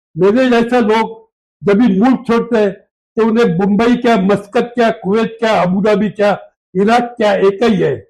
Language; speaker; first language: Hindi; non-native, local second language; Marathi